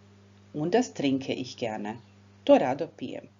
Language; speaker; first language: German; non-native, fluent; Croatian